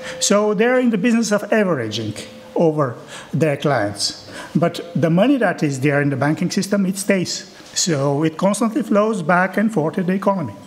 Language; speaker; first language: English; non-native, fluent; Bulgarian